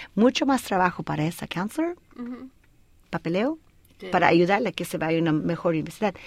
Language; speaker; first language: Spanish; early bilingual, heritage; Spanish